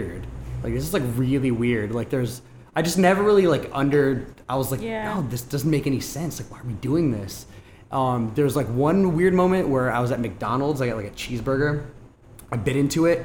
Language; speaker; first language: English; native; English